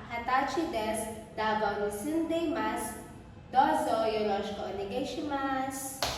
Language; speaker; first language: Japanese; non-native, learner; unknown